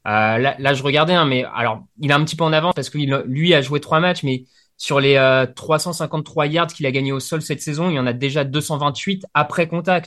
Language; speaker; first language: French; native; French